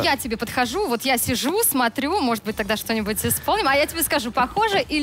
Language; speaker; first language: Russian; native; Russian